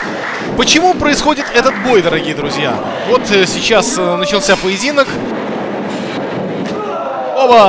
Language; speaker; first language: Russian; native; Russian